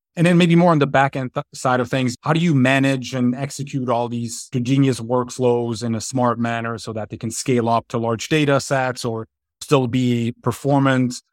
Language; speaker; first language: English; non-native, fluent; German